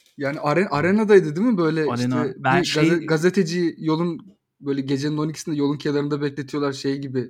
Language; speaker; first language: Turkish; native; Turkish